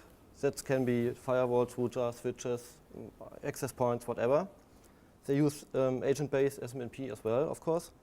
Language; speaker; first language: English; non-native, fluent; German